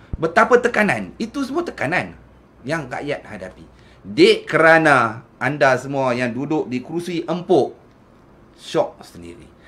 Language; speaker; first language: Malay; native; Malay